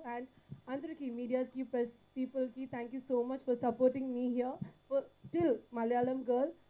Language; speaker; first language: Telugu; non-native, learner; Malayalam